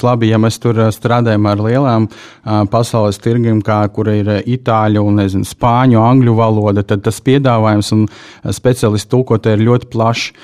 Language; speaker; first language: Latvian; non-native, local second language; Russian